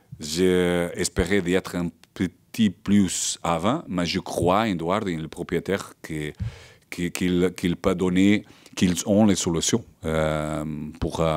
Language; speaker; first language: French; non-native, learner; Portuguese